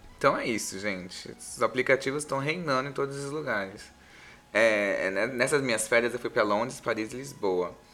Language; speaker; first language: Portuguese; native; Portuguese